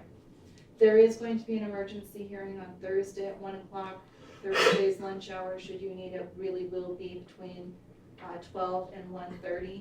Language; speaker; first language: English; native; English